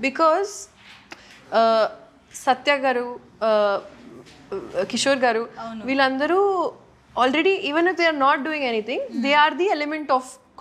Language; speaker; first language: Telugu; non-native, local second language; Urdu